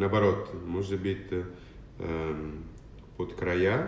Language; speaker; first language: Russian; non-native, learner; Italian